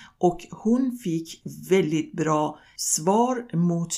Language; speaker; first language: Swedish; non-native, fluent; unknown